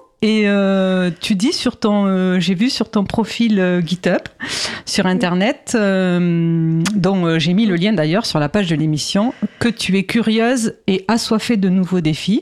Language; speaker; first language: French; native; French